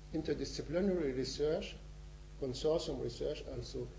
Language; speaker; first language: English; non-native, fluent; Arabic